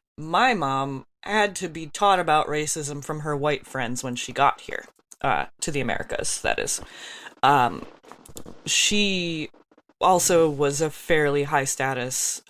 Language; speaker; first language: English; early bilingual, other home language; Yoruba